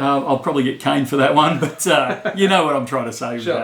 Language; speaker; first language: English; native; English